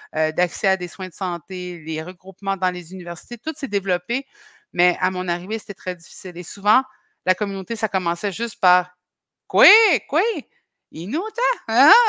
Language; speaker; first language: French; native; French